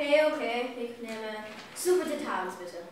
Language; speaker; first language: German; non-native, learner; English